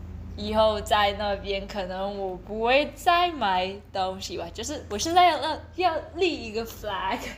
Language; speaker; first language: Chinese; early bilingual, heritage; Chinese